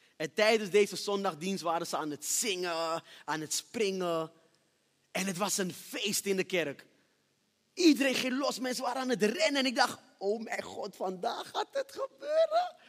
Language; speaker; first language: Dutch; early bilingual, other home language; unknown